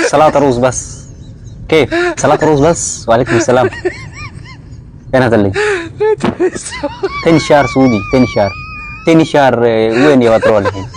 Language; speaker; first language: Arabic; non-native, learner; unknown